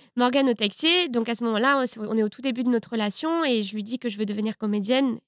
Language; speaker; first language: French; native; French